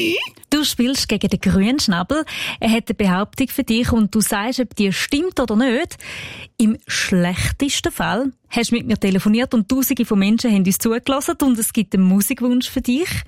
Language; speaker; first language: German; native; German